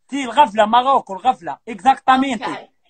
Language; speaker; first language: Italian; non-native, learner; Arabic